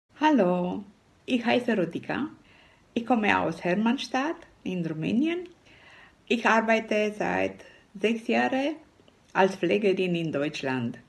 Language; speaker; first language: German; non-native, fluent; Romanian